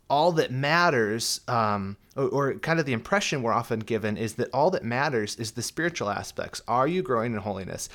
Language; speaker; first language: English; native; English